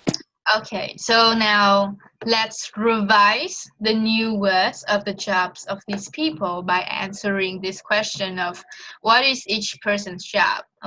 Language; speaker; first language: English; non-native, fluent; Vietnamese